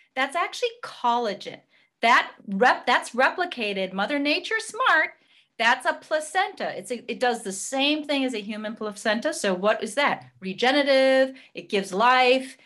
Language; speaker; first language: English; native; English